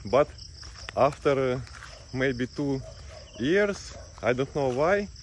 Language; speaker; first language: English; non-native, learner; Russian